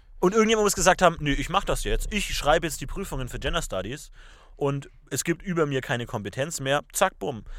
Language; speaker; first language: German; native; German